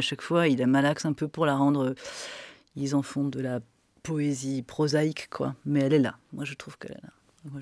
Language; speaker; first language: French; native; French